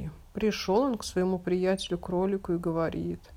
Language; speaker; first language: Russian; native; Russian